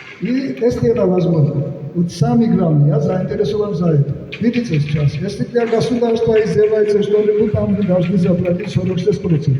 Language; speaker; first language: Russian; non-native, fluent; Georgian